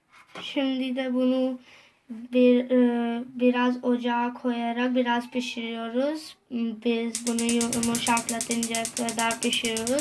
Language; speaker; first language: Turkish; non-native, learner; Urdu